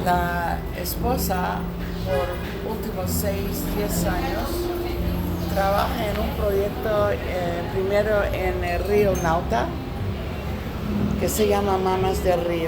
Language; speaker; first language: Spanish; non-native, learner; English